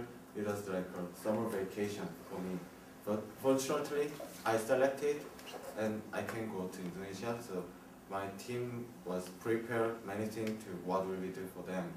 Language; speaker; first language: English; non-native, learner; Korean